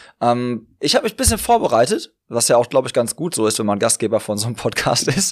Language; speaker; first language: German; native; German